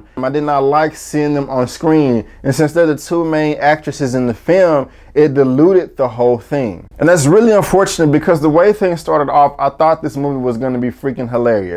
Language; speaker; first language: English; native; English